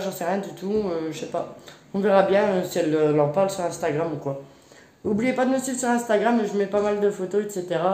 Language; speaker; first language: French; native; French